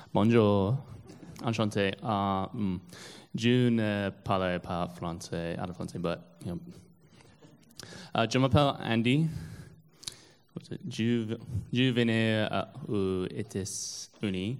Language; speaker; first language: French; non-native, learner; English